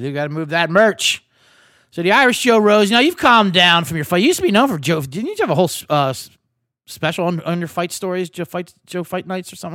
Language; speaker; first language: English; native; English